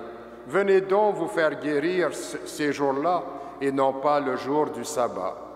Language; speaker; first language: French; native; French